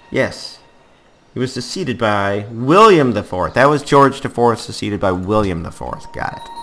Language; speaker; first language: English; native; English